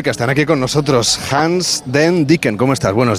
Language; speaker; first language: Spanish; native; Spanish